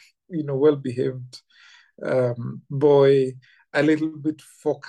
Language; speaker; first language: English; non-native, local second language; Kikuyu